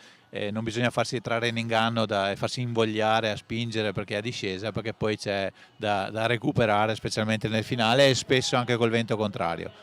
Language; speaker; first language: Italian; native; Italian